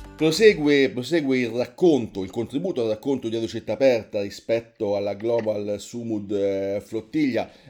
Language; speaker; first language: Italian; native; Italian